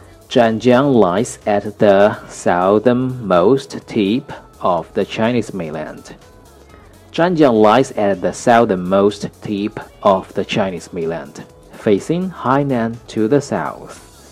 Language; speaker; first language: English; non-native, fluent; Chinese